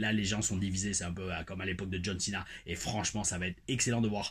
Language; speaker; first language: French; native; French